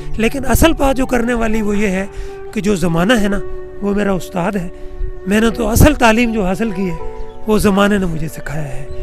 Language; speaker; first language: Urdu; non-native, local second language; Saraiki